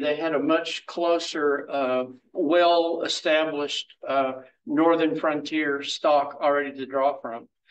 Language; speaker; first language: English; native; English